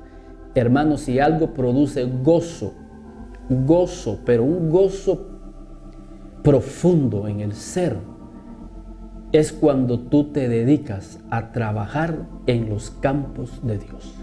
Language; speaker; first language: Spanish; native; Spanish